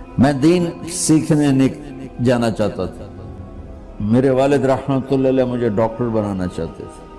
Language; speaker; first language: Urdu; non-native, local second language; Punjabi